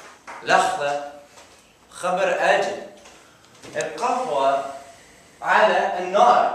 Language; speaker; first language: Arabic; non-native, learner; English